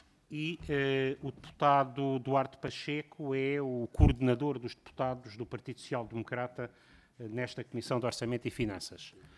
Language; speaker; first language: Portuguese; native; Portuguese